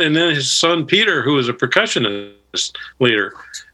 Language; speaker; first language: English; native; English